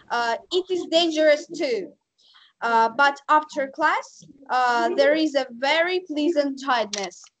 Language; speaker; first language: English; non-native, learner; Russian